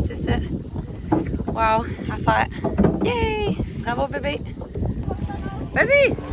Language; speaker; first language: French; native; French